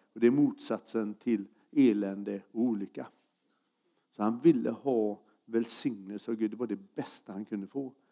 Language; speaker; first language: Swedish; native; Swedish